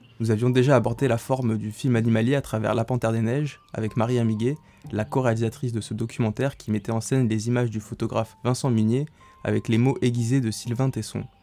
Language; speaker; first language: French; native; French